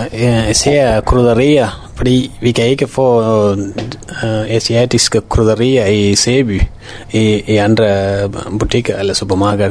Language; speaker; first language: Danish; non-native, learner; Tamil